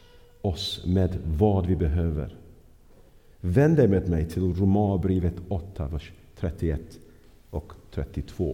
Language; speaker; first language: Swedish; non-native, fluent; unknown